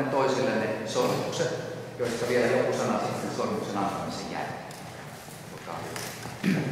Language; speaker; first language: Finnish; native; Finnish